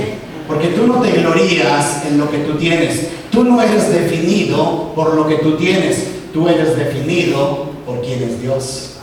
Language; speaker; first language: Spanish; native; Spanish